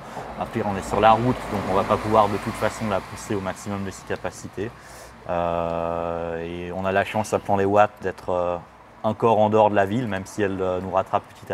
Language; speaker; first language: French; native; French